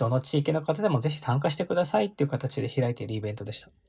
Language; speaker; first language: Japanese; native; Japanese